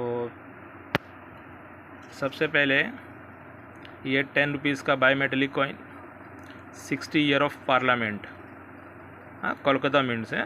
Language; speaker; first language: Hindi; native; Hindi